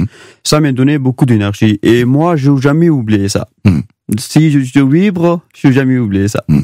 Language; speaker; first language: French; non-native, learner; Pashto